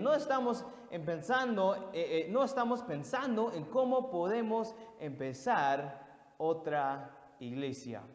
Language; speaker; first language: Spanish; non-native, fluent; English